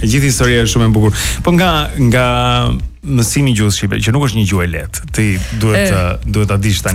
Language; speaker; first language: Albanian; native; Albanian